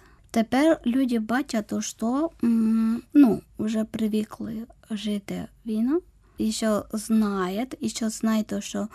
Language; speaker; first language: Ukrainian; non-native, learner; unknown